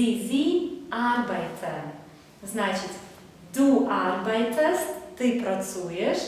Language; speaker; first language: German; non-native, fluent; Belarusian